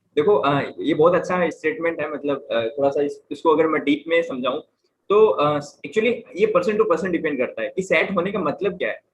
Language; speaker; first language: Hindi; native; Hindi